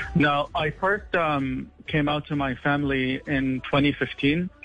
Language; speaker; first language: English; non-native, fluent; Arabic